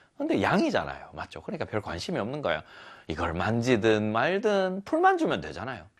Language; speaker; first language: Korean; native; Korean